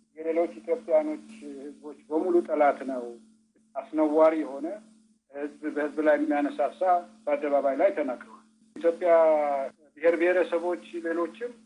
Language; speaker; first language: Amharic; non-native, local second language; Tigrinya